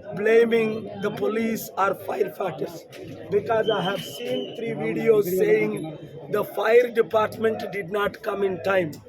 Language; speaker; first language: English; non-native, local second language; Telugu